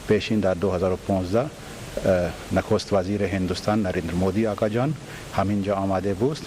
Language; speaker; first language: Persian; non-native, learner; Hindi